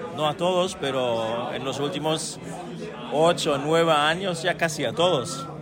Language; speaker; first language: Spanish; non-native, fluent; German